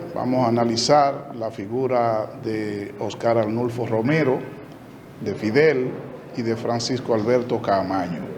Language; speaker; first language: Spanish; native; Spanish